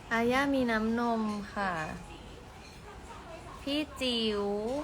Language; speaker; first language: Thai; native; Thai